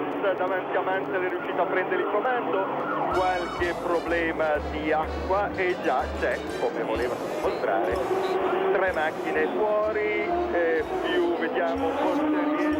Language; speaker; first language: Italian; native; Italian